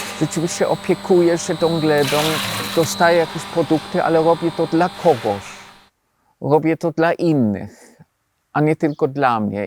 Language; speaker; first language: Polish; non-native, fluent; German